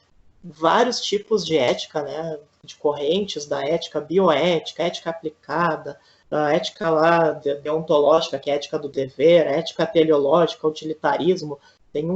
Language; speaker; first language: Portuguese; native; Portuguese